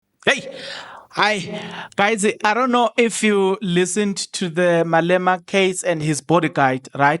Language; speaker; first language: English; non-native, local second language; Zulu